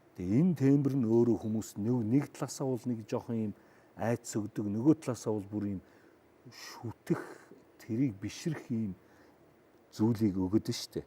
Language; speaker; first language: Mongolian; native; Mongolian